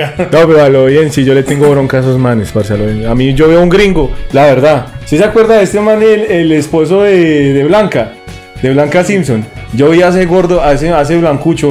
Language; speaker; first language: Spanish; native; Spanish